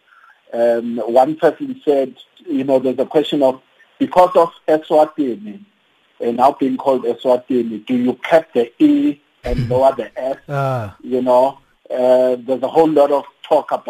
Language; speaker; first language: English; non-native, local second language; Swati